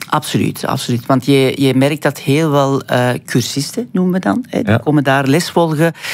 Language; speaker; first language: Dutch; early bilingual, other home language; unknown